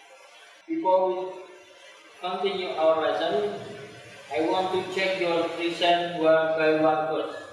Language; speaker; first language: English; non-native, learner; Indonesian